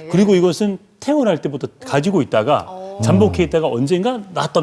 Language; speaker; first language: Korean; native; Korean